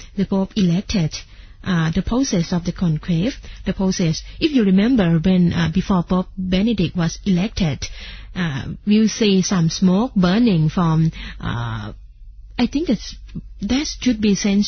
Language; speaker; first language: English; non-native, fluent; Thai